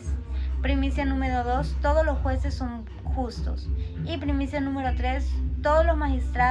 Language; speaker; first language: Spanish; native; Spanish